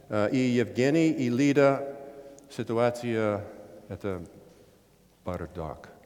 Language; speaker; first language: Russian; non-native, learner; English